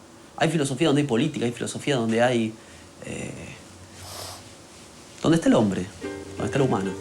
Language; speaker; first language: Spanish; native; Spanish